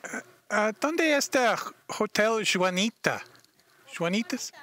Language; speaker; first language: Spanish; non-native, learner; English